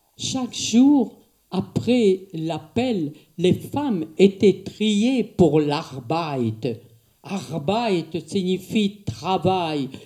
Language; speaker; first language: French; native; French